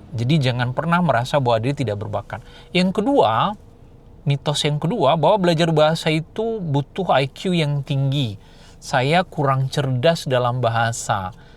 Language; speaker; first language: Indonesian; non-native, local second language; Minangkabau